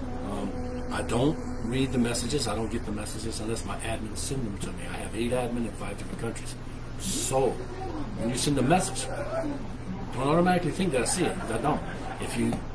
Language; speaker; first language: English; native; English